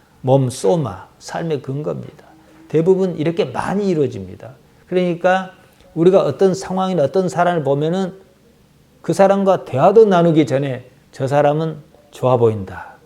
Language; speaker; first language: Korean; native; Korean